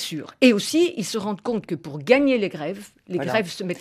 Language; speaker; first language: French; native; French